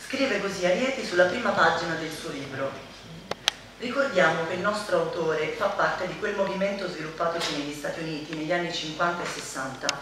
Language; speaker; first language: Italian; native; Italian